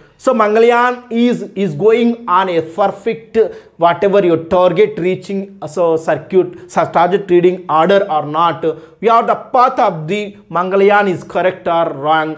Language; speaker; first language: English; non-native, local second language; Telugu